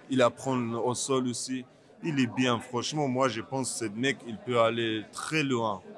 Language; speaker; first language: French; non-native, learner; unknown